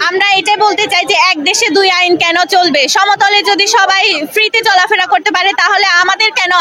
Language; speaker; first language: Bangla; non-native, local second language; Chakma